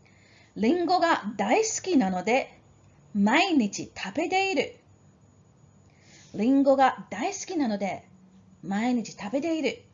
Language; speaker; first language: Japanese; non-native, fluent; English